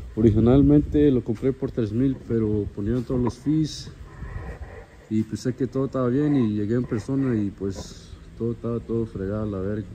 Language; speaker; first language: Spanish; early bilingual, heritage; Spanish